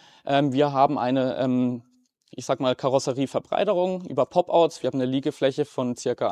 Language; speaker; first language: German; native; German